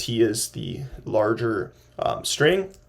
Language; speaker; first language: English; native; English